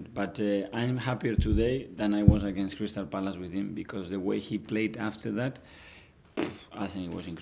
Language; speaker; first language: English; non-native, fluent; Spanish